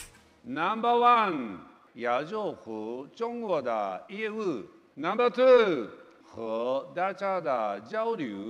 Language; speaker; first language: Chinese; non-native, learner; Japanese